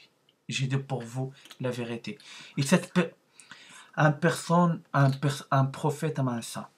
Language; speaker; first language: French; non-native, learner; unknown